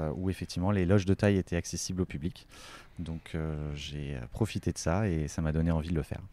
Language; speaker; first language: French; native; French